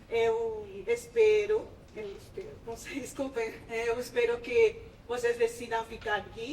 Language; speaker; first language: Portuguese; non-native, fluent; Spanish